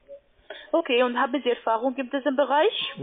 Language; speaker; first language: German; non-native, learner; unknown